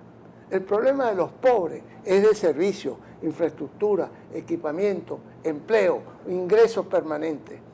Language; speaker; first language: Spanish; native; Spanish